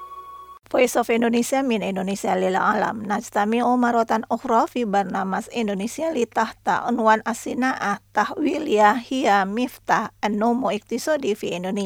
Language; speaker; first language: Arabic; non-native, fluent; Indonesian